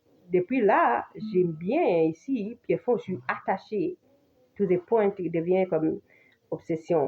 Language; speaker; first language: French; non-native, fluent; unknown